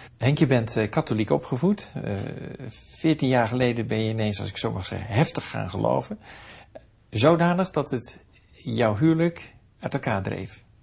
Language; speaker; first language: Dutch; native; Dutch